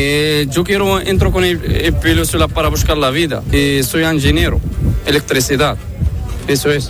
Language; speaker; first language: Spanish; non-native, learner; Arabic